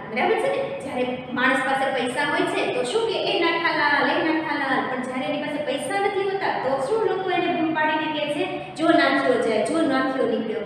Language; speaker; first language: Gujarati; native; Gujarati